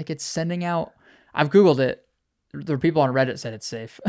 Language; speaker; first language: English; native; English